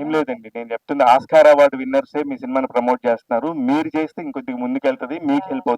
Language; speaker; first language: Telugu; native; Telugu